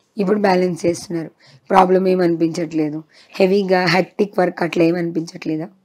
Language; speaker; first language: Telugu; native; Telugu